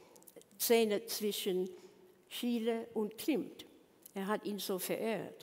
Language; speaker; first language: German; non-native, learner; English